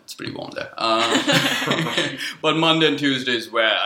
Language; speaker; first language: English; non-native, local second language; Sinhala